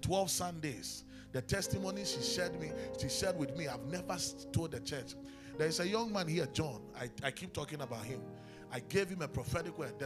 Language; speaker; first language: English; non-native, local second language; Akan